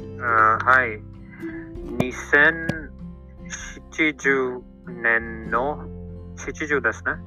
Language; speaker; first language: Japanese; non-native, learner; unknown